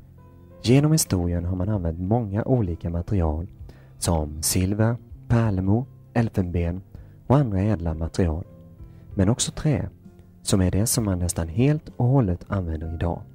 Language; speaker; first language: Swedish; native; Swedish